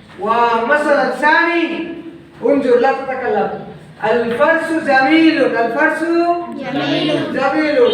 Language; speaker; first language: Arabic; non-native, fluent; Bangla